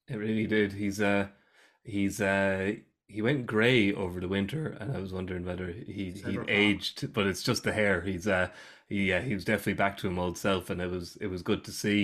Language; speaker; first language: English; native; English